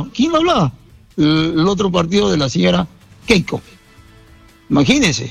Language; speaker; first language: Spanish; native; Spanish